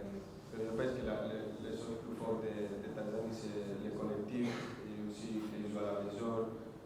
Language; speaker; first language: French; non-native, fluent; Spanish